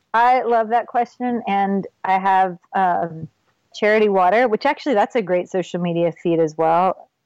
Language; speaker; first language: English; native; English